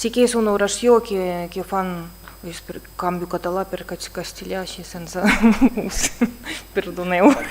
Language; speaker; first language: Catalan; non-native, fluent; Russian